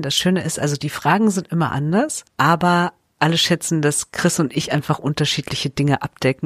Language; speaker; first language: German; native; German